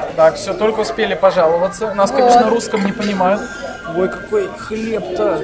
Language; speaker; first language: Russian; native; Russian